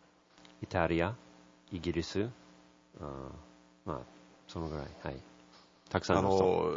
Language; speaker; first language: Japanese; non-native, learner; English